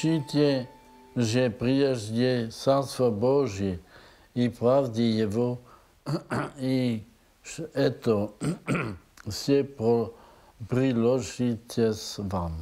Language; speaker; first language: Russian; non-native, learner; French